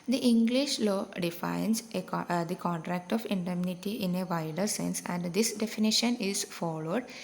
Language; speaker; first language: English; non-native, local second language; Malayalam